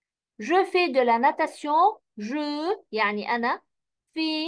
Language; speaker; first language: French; non-native, fluent; Arabic